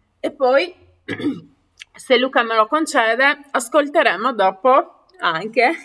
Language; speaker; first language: Italian; native; Italian